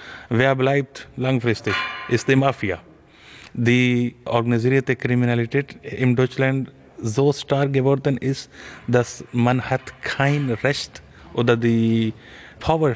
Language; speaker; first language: German; non-native, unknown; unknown